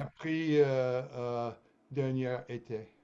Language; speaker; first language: French; non-native, fluent; English